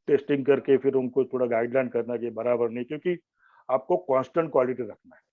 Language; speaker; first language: Hindi; non-native, local second language; Marathi